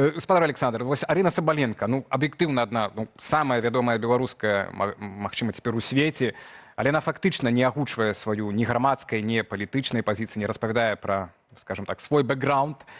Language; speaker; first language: Belarusian; native; Belarusian